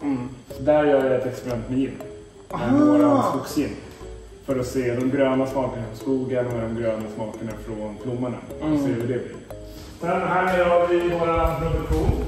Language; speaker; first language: Swedish; native; Swedish